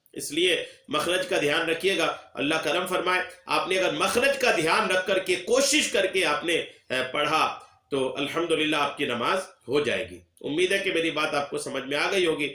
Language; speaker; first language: Urdu; native; Urdu